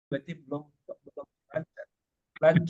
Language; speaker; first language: Malay; native; Malay